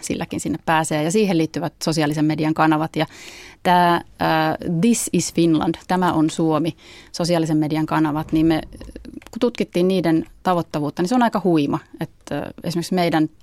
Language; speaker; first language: Finnish; native; Finnish